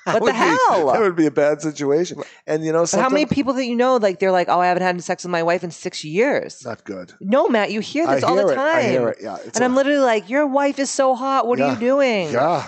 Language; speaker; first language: English; native; English